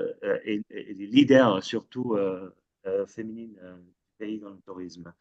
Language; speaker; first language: French; non-native, fluent; English